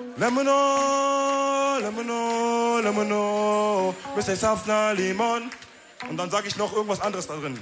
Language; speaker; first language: German; early bilingual, other home language; Wolof